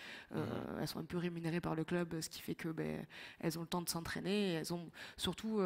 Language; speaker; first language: French; native; French